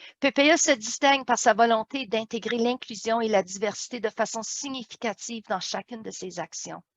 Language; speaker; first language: French; native; French